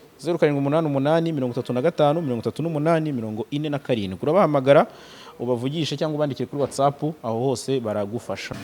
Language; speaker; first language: Kinyarwanda; native; Kinyarwanda